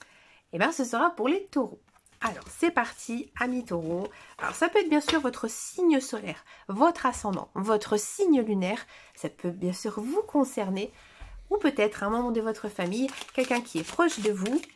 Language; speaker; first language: French; native; French